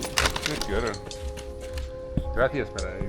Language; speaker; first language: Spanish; non-native, learner; English